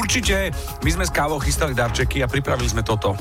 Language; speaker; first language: Slovak; native; Slovak